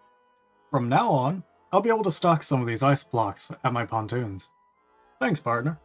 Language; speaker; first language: English; native; English